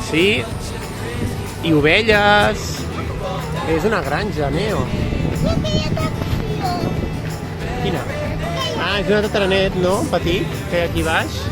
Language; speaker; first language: Catalan; native; Catalan